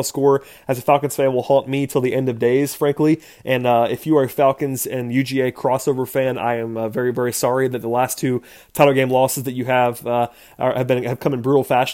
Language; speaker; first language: English; native; English